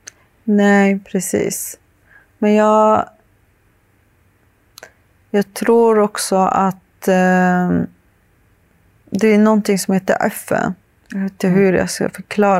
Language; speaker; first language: Swedish; early bilingual, other home language; Arabic